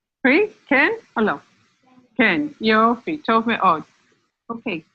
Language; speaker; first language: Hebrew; non-native, fluent; English